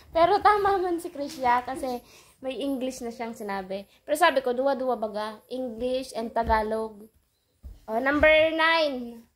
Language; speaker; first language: Filipino; non-native, local second language; Bikol